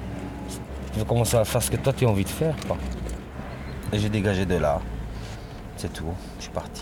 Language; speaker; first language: French; native; French